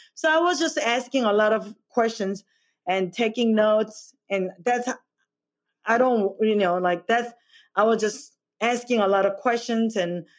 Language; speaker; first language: English; non-native, fluent; Korean